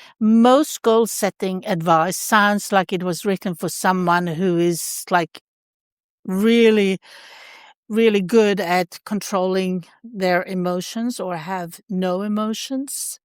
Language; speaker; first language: English; non-native, fluent; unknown